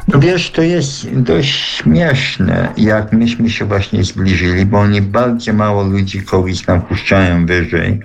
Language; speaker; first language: Polish; early bilingual, heritage; Polish